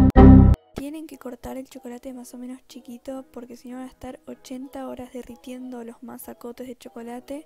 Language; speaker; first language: Spanish; native; Spanish